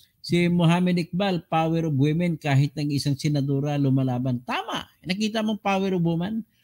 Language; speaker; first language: Filipino; non-native, local second language; Cebuano